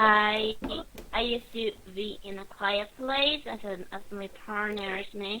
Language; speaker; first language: English; non-native, learner; Spanish